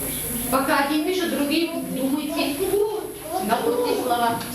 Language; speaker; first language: Russian; non-native, local second language; Bashkir